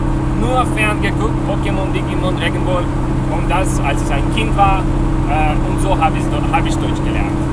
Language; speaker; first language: German; non-native, fluent; Bosnian